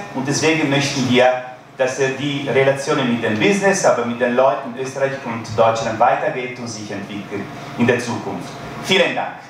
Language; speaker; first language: German; non-native, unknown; Italian